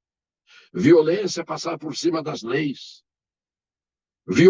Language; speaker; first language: Portuguese; native; Portuguese